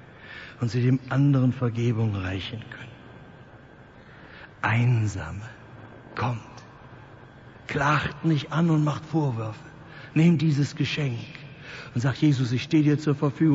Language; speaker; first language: German; native; German